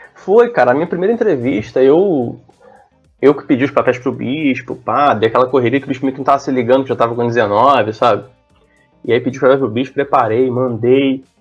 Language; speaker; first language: Portuguese; native; Portuguese